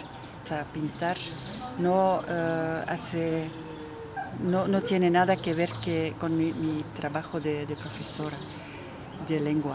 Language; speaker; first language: Spanish; non-native, fluent; Dutch